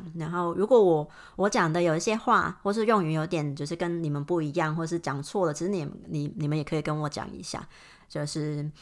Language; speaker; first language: Chinese; non-native, fluent; Cantonese